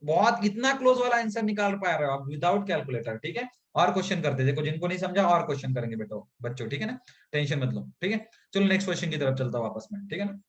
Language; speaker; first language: Hindi; non-native, local second language; Marathi